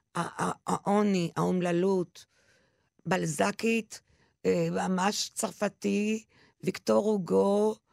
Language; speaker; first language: Hebrew; non-native, local second language; French